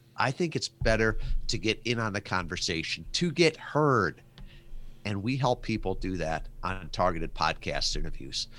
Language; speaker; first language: English; native; English